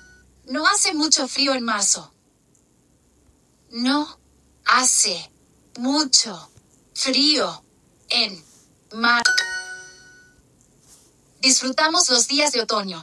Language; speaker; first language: Spanish; non-native, learner; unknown